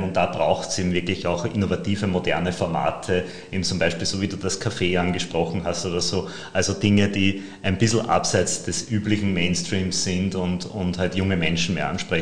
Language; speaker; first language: German; native; German